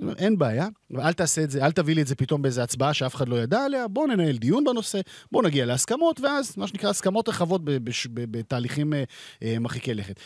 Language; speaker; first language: Hebrew; native; Hebrew